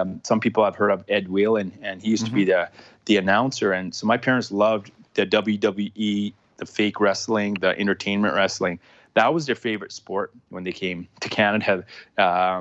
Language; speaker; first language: English; non-native, fluent; Punjabi